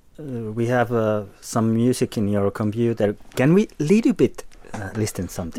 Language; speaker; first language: English; non-native, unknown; Finnish